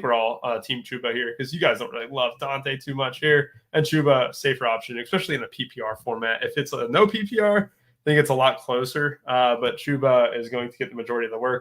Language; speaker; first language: English; native; English